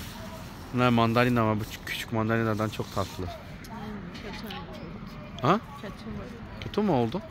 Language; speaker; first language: Turkish; non-native, learner; Chinese